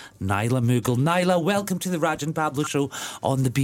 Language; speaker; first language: English; native; English